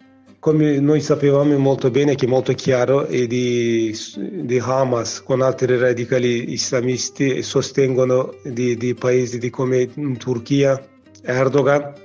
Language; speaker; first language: Italian; non-native, learner; Kurdish